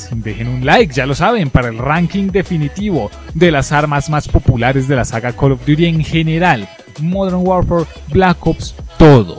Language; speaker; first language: Spanish; native; Spanish